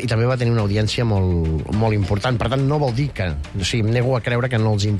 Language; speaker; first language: Catalan; native; Catalan